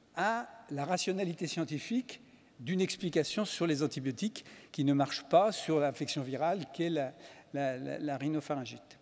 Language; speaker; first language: French; native; French